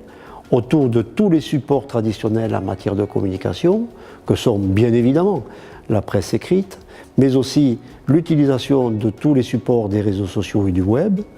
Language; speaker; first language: French; native; French